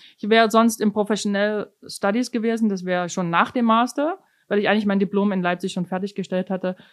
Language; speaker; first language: German; native; German